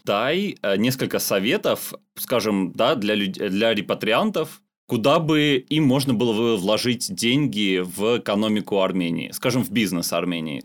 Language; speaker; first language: Russian; non-native, local second language; Armenian